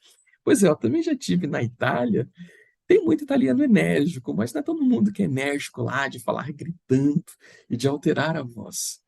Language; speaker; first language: Portuguese; native; Portuguese